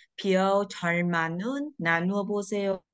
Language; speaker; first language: Korean; non-native, learner; Vietnamese